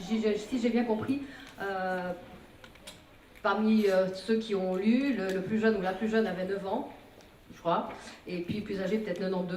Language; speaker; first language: French; native; French